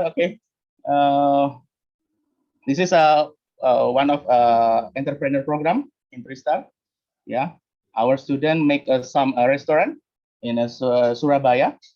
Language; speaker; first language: English; non-native, learner; Indonesian